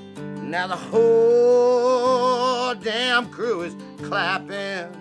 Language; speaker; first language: English; native; English